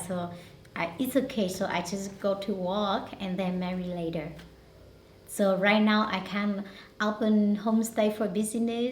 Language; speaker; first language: English; non-native, learner; Hmong